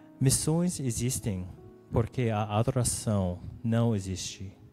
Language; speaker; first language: Portuguese; non-native, learner; English